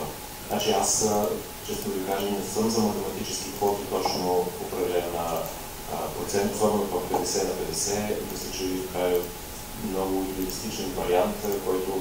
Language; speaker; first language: Bulgarian; native; Bulgarian